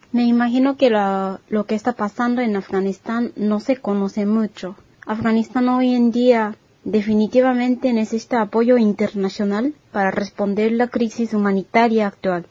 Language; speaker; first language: Spanish; non-native, fluent; Japanese